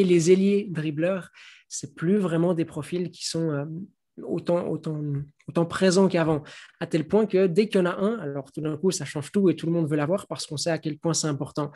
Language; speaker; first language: French; native; French